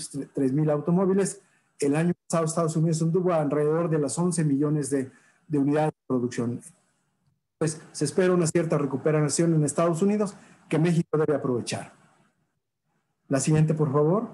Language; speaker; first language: Spanish; native; Spanish